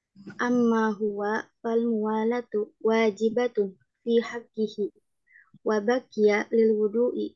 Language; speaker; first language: Arabic; non-native, learner; Indonesian